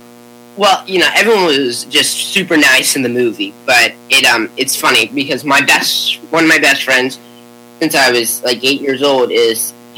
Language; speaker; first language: English; native; English